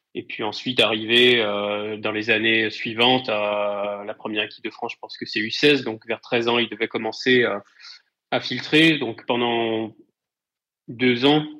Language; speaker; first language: French; native; French